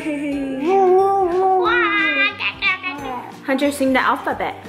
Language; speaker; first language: English; native; English